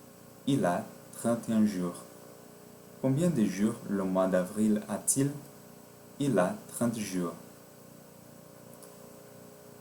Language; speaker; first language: French; non-native, fluent; Portuguese